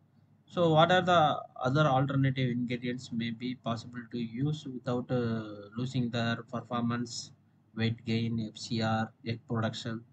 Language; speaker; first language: English; non-native, local second language; Tamil